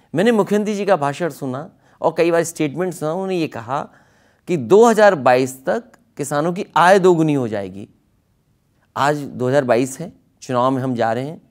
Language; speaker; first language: Hindi; native; Hindi